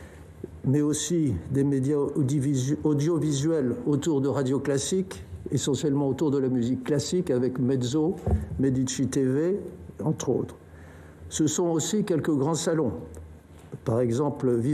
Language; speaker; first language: French; native; French